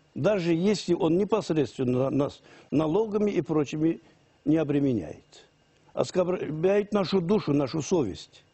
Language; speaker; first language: Russian; non-native, local second language; Tatar